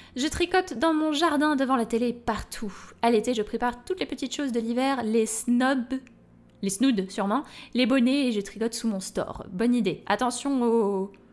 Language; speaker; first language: French; native; French